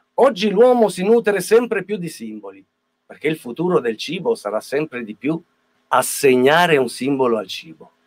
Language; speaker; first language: Italian; native; Italian